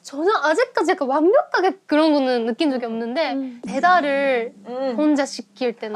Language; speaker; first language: Korean; non-native, fluent; Japanese